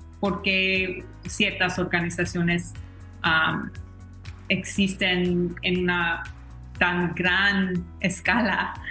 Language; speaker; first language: Spanish; early bilingual, heritage; Spanish